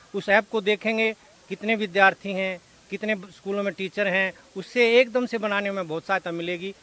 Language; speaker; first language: Hindi; native; Hindi